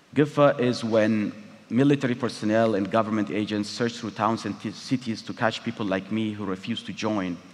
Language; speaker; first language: English; non-native, fluent; Tigrinya